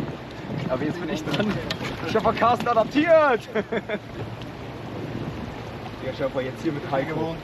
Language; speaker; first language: German; native; German